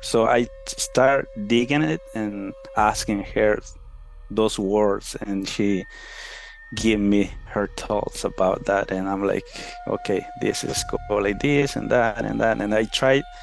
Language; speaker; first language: English; non-native, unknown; Kʼicheʼ